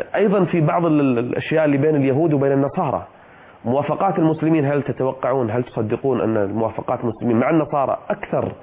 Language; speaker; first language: Arabic; native; Arabic